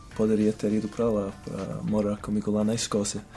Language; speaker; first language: Portuguese; non-native, fluent; English